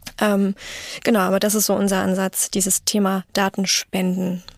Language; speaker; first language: German; native; German